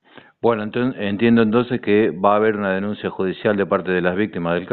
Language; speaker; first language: Spanish; native; Spanish